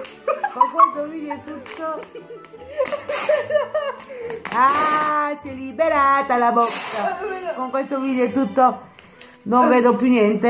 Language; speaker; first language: Italian; native; Italian